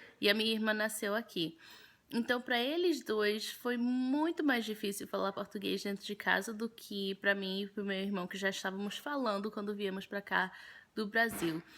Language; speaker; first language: Portuguese; early bilingual, heritage; Portuguese